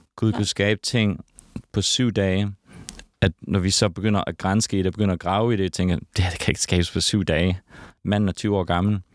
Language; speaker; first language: Danish; native; Danish